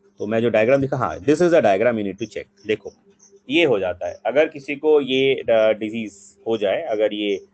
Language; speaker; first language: Hindi; non-native, local second language; Bangla